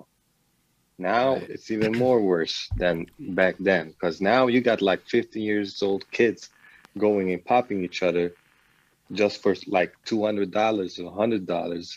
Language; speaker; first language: English; non-native, fluent; Swedish